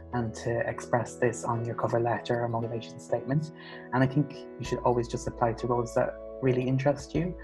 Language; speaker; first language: English; native; English